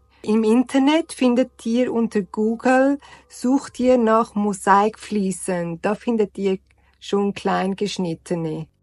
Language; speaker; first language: German; non-native, learner; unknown